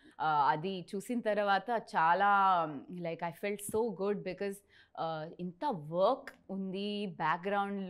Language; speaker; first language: Telugu; non-native, learner; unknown